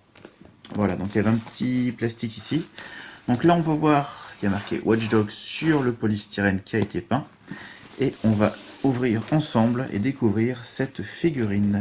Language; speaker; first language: French; native; French